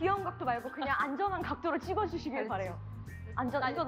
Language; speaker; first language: Korean; native; Korean